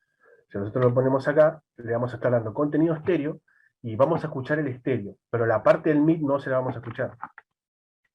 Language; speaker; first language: Spanish; native; Spanish